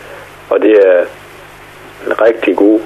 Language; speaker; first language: Danish; non-native, fluent; Somali